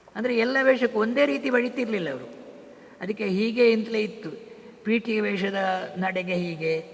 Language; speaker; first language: Kannada; non-native, local second language; Tulu